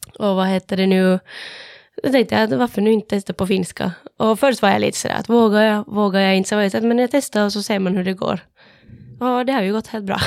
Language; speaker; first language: Swedish; native; Swedish